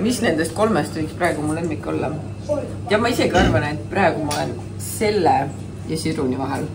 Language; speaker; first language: Estonian; native; Estonian